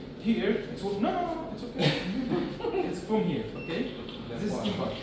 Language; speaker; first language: English; non-native, learner; Arabic